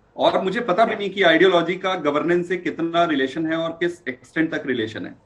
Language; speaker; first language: Hindi; native; Hindi